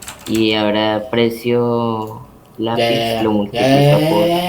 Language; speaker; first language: Spanish; native; Spanish